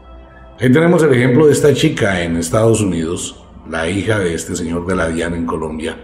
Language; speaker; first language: Spanish; native; Spanish